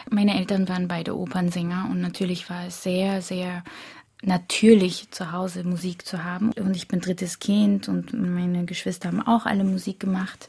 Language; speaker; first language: German; early bilingual, other home language; Korean